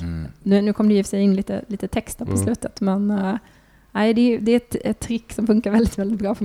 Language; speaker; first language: Swedish; native; Swedish